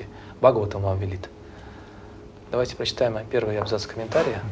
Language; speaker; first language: Russian; native; Russian